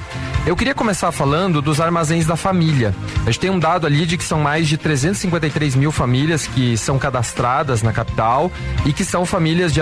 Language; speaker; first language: Portuguese; native; Portuguese